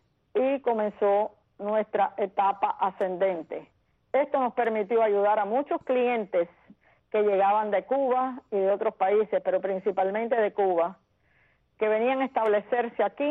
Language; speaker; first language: Spanish; native; Spanish